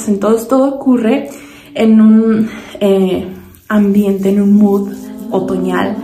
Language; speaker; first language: Spanish; native; Spanish